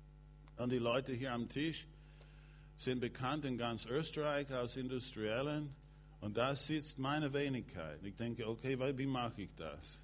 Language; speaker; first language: German; non-native, fluent; English